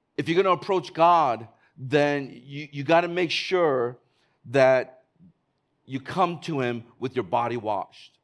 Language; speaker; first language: English; native; English